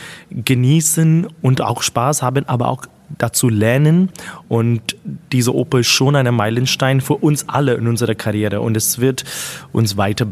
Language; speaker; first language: German; non-native, fluent; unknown